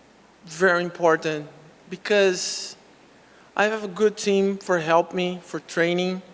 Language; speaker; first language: English; non-native, local second language; Portuguese